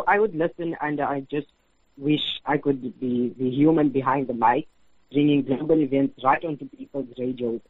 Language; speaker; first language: English; native; English